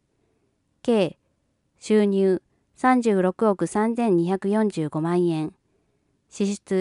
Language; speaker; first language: Japanese; native; Japanese